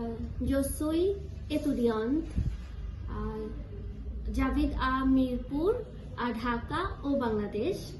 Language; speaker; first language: French; non-native, learner; Bangla